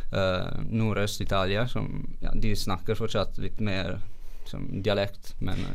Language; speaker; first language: Norwegian; non-native, fluent; Italian